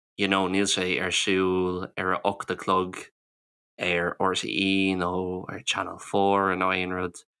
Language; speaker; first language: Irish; non-native, local second language; English